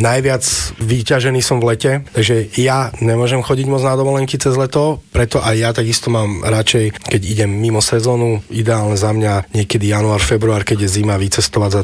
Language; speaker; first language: Slovak; native; Slovak